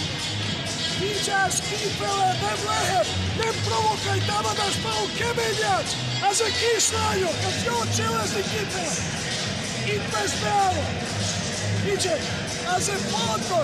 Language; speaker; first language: Hungarian; non-native, learner; Russian